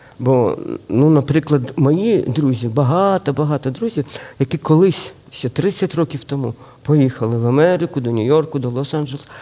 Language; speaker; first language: Ukrainian; non-native, local second language; Russian